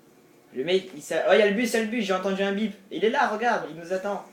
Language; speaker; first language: French; native; French